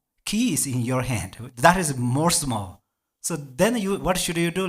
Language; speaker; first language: English; non-native, learner; Tibetan